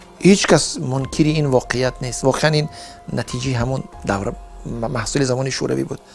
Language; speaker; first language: Persian; native; Persian